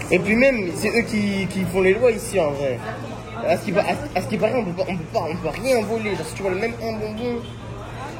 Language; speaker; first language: French; native; French